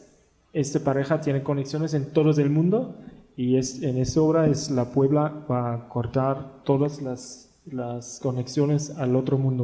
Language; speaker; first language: Spanish; non-native, learner; German